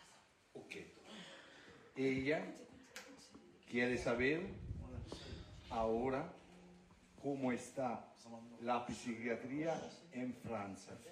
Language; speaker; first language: Spanish; non-native, learner; Italian